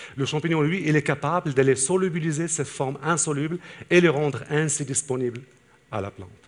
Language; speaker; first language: French; non-native, local second language; Arabic